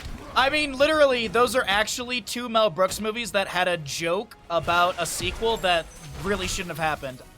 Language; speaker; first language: English; native; English